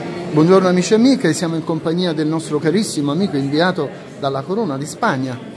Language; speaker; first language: Italian; native; Italian